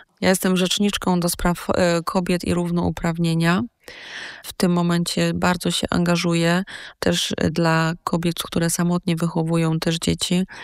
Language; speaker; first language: Polish; native; Polish